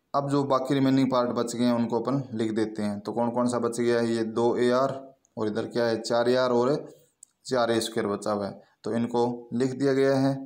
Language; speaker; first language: Hindi; native; Hindi